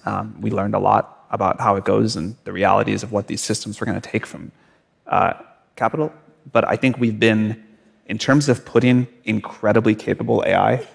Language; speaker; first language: English; native; English